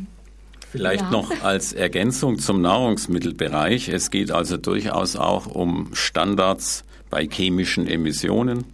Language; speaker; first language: German; native; German